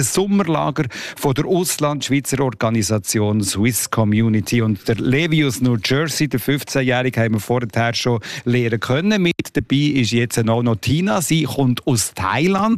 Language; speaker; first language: German; native; German